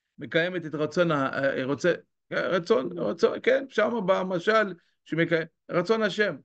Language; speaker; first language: Hebrew; native; Hebrew